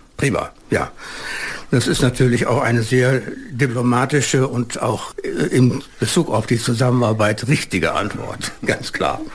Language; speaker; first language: German; native; German